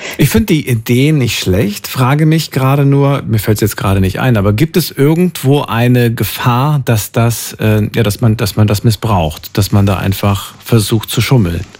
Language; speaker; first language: German; native; German